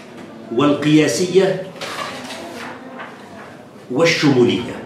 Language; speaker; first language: Arabic; native; Arabic